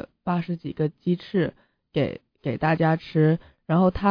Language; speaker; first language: Chinese; early bilingual, heritage; English